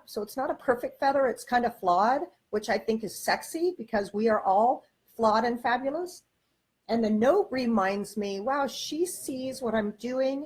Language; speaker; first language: English; native; English